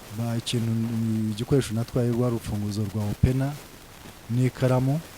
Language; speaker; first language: Kinyarwanda; early bilingual, heritage; Kinyarwanda